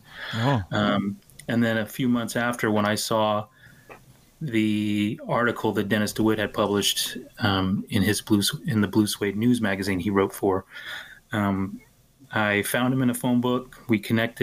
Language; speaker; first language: English; native; English